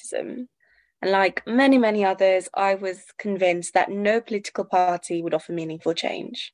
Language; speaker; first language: English; native; English